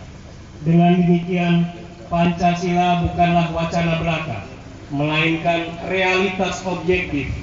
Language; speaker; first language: Indonesian; native; Indonesian